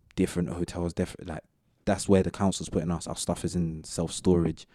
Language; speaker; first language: English; native; English